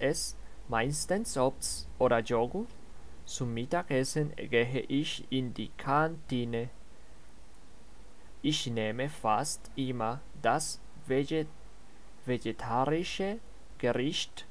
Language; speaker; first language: German; non-native, learner; Spanish